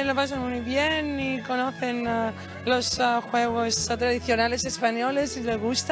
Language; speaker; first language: Spanish; non-native, fluent; Greek